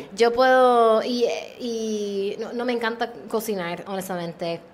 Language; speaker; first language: Spanish; non-native, fluent; English